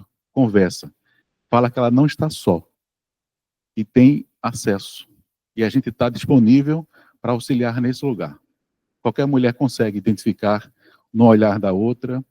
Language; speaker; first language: Portuguese; native; Portuguese